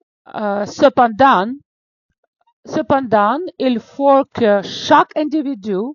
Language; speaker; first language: French; non-native, fluent; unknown